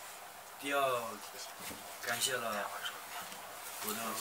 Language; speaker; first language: Chinese; non-native, local second language; Tibetan